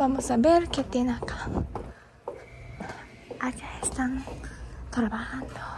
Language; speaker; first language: Spanish; non-native, fluent; Japanese